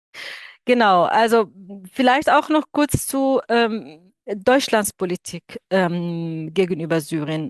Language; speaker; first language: German; non-native, fluent; Arabic